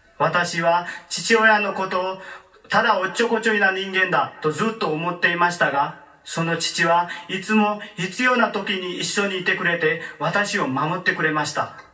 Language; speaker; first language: Japanese; non-native, learner; Marathi